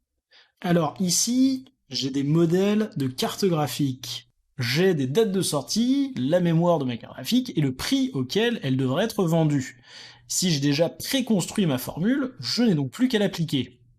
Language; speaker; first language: French; native; French